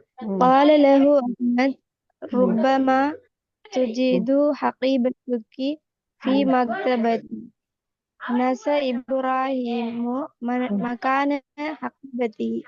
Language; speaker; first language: Arabic; non-native, learner; Tamil